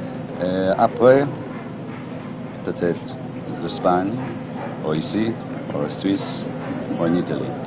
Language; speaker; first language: French; non-native, learner; English